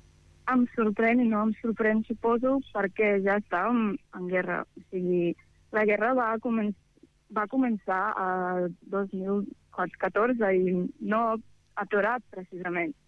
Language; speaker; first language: Catalan; non-native, fluent; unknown